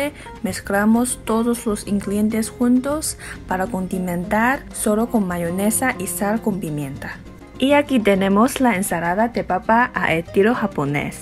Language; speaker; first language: Spanish; non-native, fluent; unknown